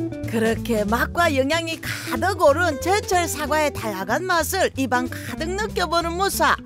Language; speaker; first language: Korean; native; Korean